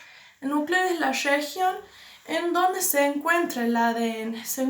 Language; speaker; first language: Spanish; native; Spanish